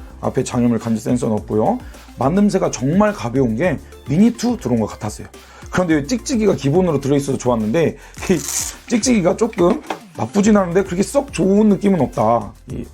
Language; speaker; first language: Korean; native; Korean